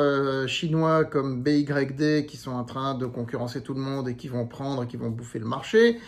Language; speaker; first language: French; native; French